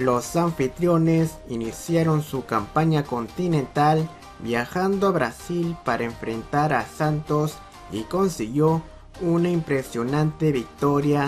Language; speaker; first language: Spanish; native; Spanish